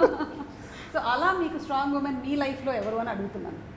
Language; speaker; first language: Telugu; native; Telugu